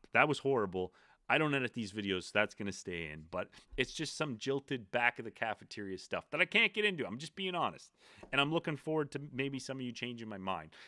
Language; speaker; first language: English; native; English